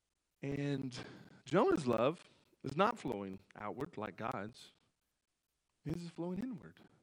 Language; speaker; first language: English; native; English